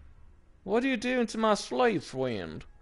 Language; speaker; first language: English; native; English